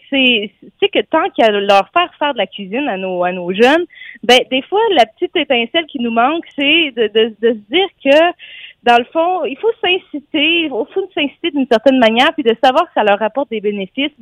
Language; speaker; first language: French; native; French